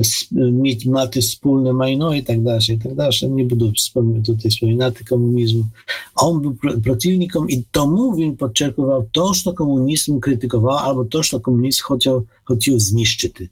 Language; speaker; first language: Polish; non-native, fluent; Ukrainian